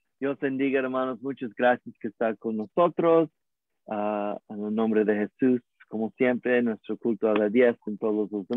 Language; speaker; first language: Spanish; non-native, learner; English